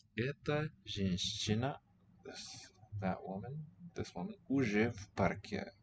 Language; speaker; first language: Russian; non-native, learner; English